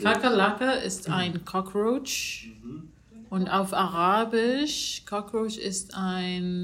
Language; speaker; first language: German; non-native, learner; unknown